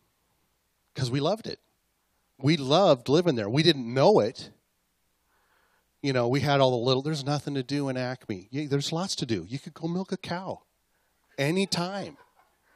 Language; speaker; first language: English; native; English